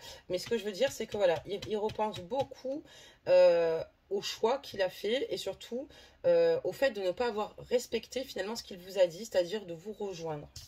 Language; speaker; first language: French; native; French